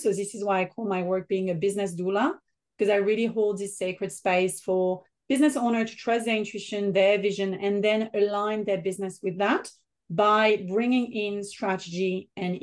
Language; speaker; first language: English; non-native, fluent; French